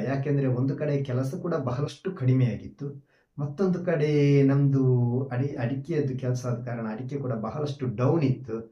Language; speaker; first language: Kannada; non-native, local second language; Malayalam